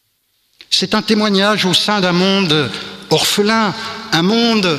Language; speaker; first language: French; native; French